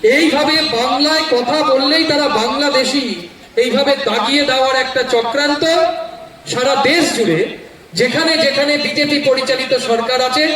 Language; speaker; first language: Bangla; native; Bangla